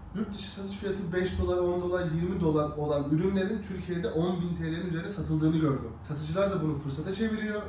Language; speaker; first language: Turkish; native; Turkish